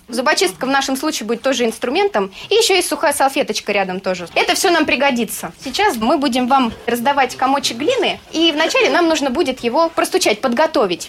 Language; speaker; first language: Russian; native; Russian